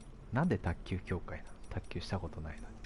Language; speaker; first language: Japanese; native; Japanese